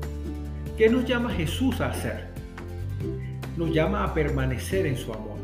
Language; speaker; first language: Spanish; native; Spanish